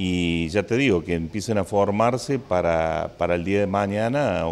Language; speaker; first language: Spanish; native; Spanish